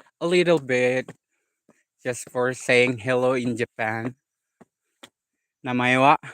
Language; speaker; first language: English; non-native, learner; Indonesian